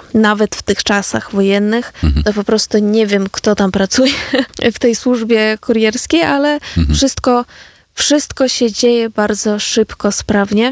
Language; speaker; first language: Polish; non-native, fluent; Ukrainian